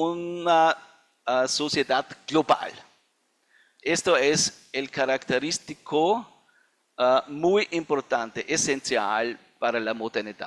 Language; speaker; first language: Spanish; non-native, fluent; German